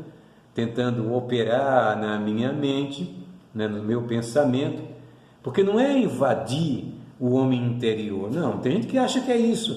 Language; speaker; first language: Portuguese; native; Portuguese